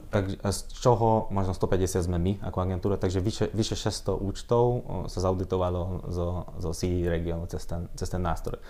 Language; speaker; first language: Slovak; non-native, local second language; Hungarian